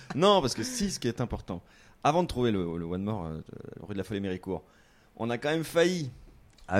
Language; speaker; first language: French; native; French